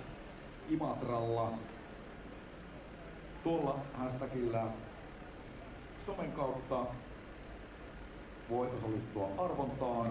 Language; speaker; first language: Finnish; native; Finnish